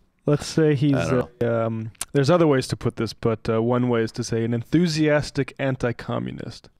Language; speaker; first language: English; native; English